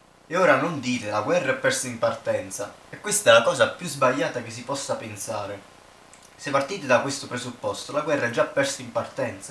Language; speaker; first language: Italian; native; Italian